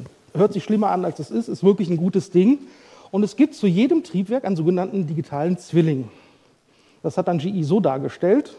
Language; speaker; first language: German; native; German